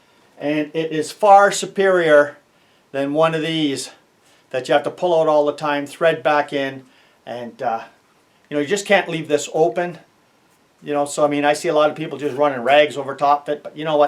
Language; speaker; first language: English; native; English